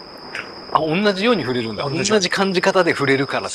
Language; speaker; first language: Japanese; native; Japanese